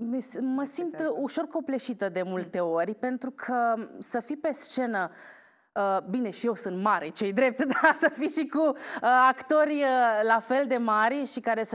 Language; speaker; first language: Romanian; native; Romanian